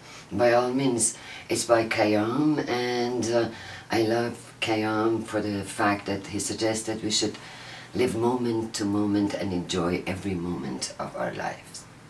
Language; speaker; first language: English; non-native, fluent; Persian